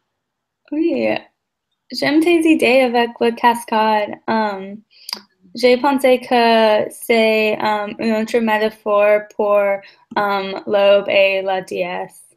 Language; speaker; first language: French; non-native, learner; English